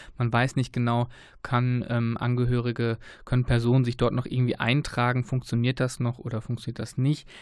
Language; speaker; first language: German; native; German